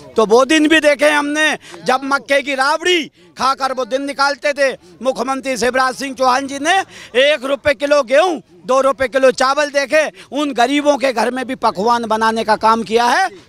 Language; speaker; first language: Hindi; native; Hindi